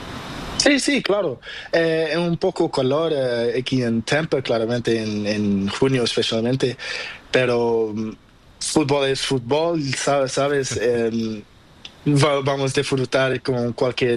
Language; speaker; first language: Spanish; non-native, learner; Portuguese